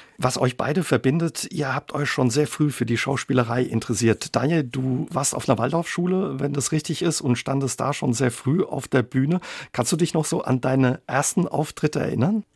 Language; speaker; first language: German; native; German